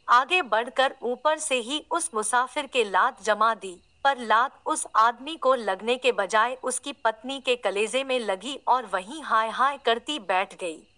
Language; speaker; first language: Hindi; native; Hindi